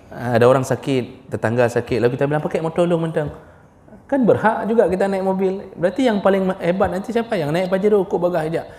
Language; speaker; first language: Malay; non-native, local second language; Achinese